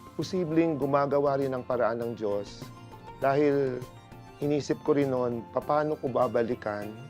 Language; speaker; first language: Filipino; native; Filipino